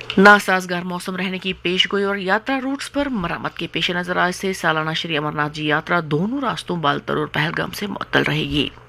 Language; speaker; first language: Urdu; non-native, local second language; Kashmiri